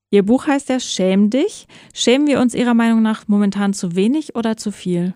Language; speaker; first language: German; early bilingual, other home language; Persian